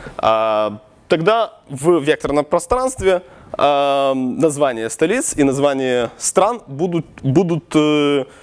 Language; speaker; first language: Russian; non-native, local second language; Ukrainian